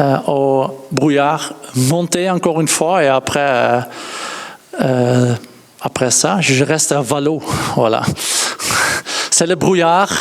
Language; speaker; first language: French; non-native, learner; Dutch